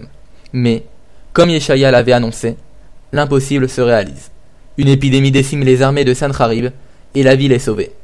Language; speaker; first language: French; native; French